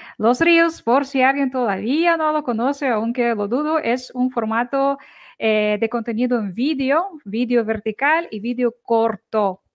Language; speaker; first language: Spanish; non-native, fluent; Ukrainian